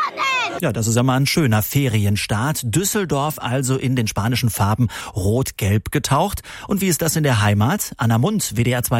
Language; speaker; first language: German; native; German